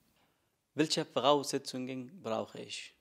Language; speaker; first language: German; non-native, learner; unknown